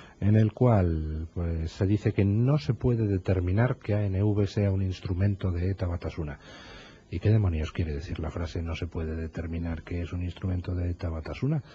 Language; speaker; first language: Spanish; native; Spanish